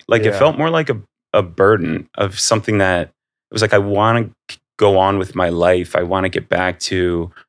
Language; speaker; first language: English; native; English